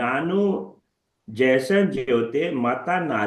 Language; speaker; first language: Kannada; non-native, learner; Hindi